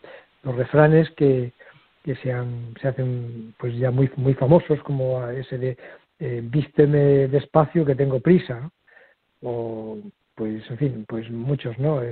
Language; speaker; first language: Spanish; native; Spanish